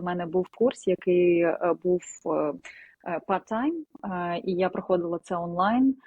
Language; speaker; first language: Ukrainian; non-native, local second language; Russian